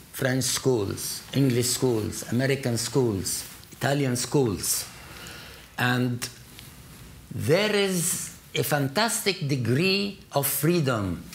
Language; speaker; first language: English; non-native, fluent; Arabic